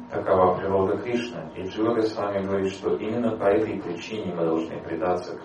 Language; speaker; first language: Russian; native; Russian